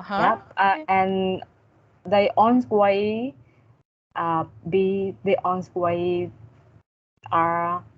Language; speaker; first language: English; non-native, learner; Vietnamese